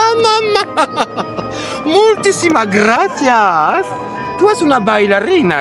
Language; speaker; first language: Spanish; non-native, learner; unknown